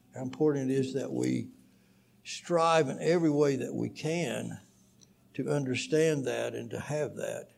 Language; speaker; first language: English; native; English